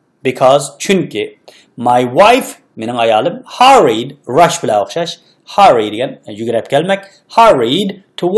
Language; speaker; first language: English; non-native, fluent; Uyghur